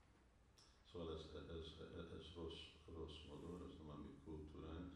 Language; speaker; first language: Hungarian; early bilingual, heritage; Hungarian